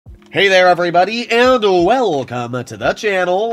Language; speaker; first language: English; native; English